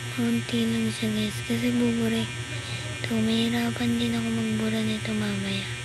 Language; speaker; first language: Filipino; non-native, local second language; Cebuano